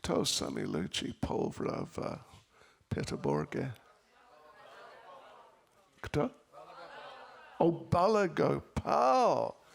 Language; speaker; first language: Russian; non-native, learner; English